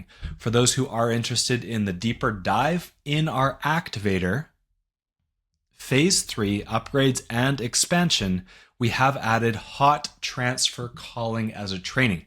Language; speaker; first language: English; native; English